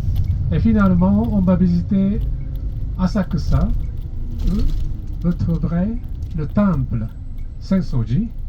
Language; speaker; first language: French; non-native, fluent; Japanese